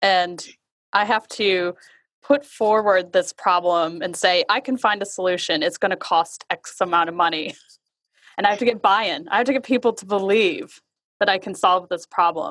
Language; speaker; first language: English; native; English